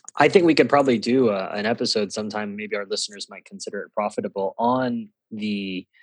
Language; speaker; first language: English; native; English